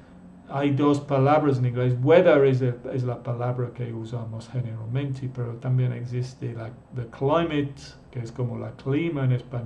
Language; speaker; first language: Spanish; non-native, fluent; English